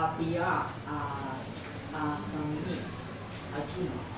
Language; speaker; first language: Arabic; non-native, learner; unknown